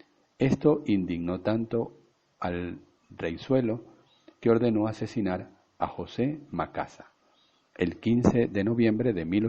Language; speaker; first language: Spanish; native; Spanish